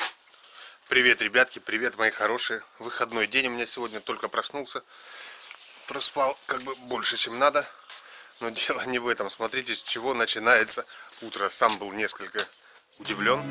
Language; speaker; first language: Russian; native; Russian